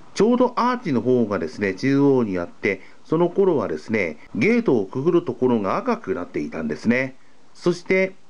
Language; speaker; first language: Japanese; native; Japanese